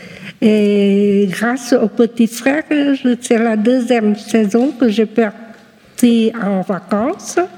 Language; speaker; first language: French; non-native, local second language; Vietnamese